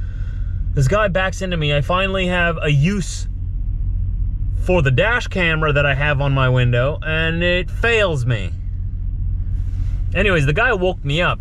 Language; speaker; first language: English; native; English